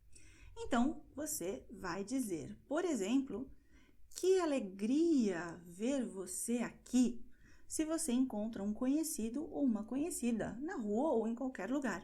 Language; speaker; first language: Portuguese; non-native, fluent; Spanish